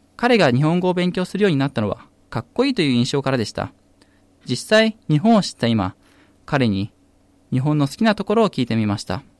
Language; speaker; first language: Japanese; native; Japanese